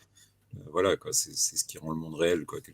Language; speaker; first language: French; native; French